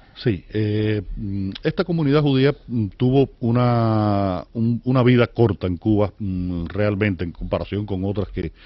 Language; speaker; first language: Spanish; native; Spanish